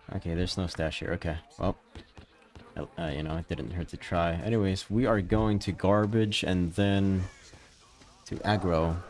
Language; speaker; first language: English; non-native, local second language; Filipino